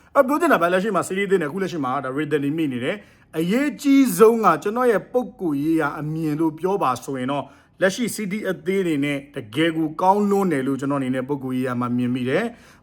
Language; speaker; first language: Burmese; native; Burmese